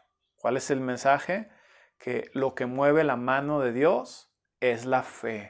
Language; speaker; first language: Spanish; native; Spanish